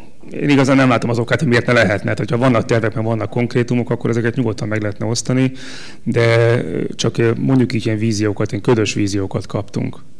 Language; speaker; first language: Hungarian; native; Hungarian